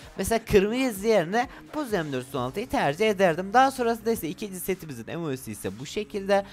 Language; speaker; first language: Turkish; native; Turkish